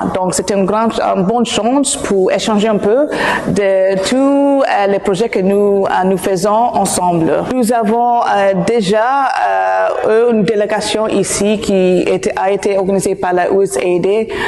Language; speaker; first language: French; non-native, fluent; English